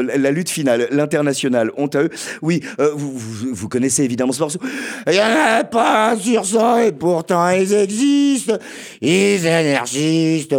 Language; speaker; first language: French; native; French